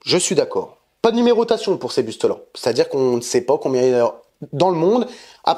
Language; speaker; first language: French; native; French